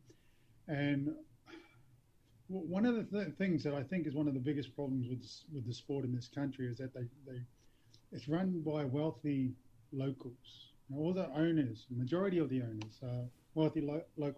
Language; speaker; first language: English; native; English